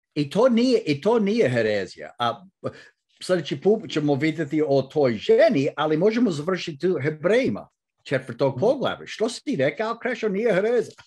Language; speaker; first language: Croatian; early bilingual, heritage; Croatian